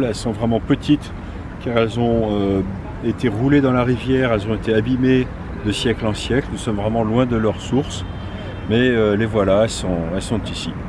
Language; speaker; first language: French; native; French